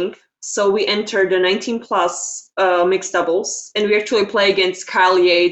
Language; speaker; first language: English; non-native, fluent; Slovak